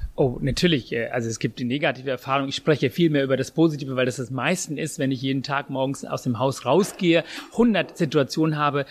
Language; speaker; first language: German; non-native, fluent; Tamil